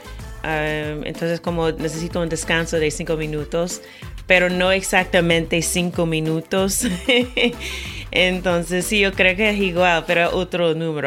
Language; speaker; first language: Spanish; non-native, fluent; English